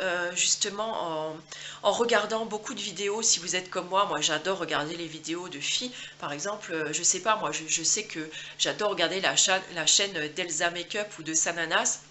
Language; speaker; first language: French; native; French